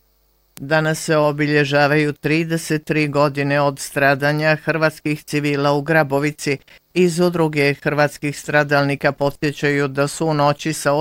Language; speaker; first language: Bosnian; native; Bosnian